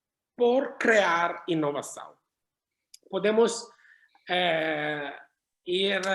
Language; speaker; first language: Portuguese; non-native, learner; Italian